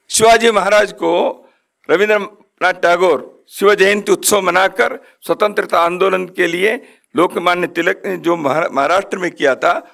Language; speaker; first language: Hindi; non-native, local second language; Kannada